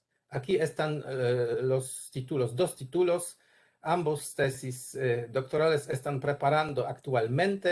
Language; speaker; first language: Spanish; non-native, learner; Polish